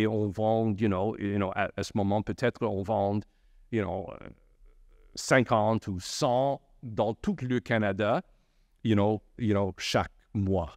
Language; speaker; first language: French; non-native, local second language; English